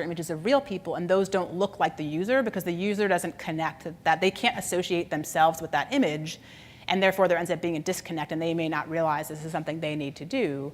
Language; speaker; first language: English; native; English